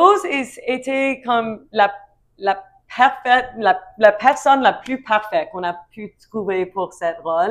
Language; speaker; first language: French; non-native, learner; English